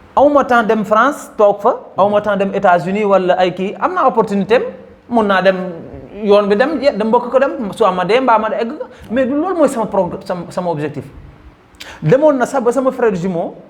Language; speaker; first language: Wolof; non-native, local second language; Fula